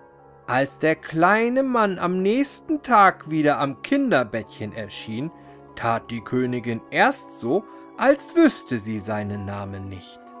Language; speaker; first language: German; native; German